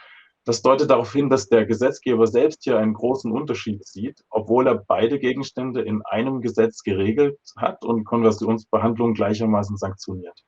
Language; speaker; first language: German; native; German